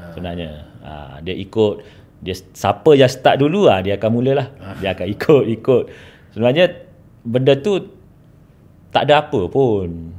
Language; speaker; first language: Malay; native; Malay